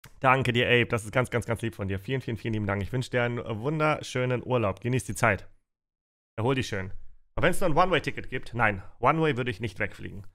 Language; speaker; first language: German; early bilingual, other home language; Russian